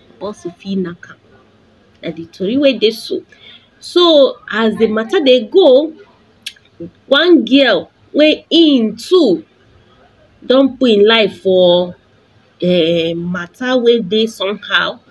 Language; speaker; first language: Nigerian Pidgin; non-native, local second language; Igbo